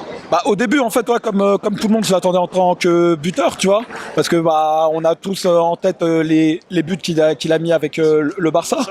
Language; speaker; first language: French; native; French